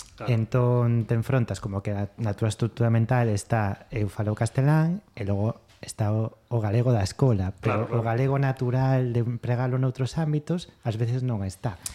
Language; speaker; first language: Galician; non-native, local second language; Spanish